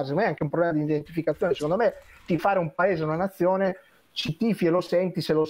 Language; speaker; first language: Italian; native; Italian